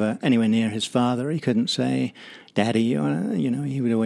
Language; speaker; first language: English; native; English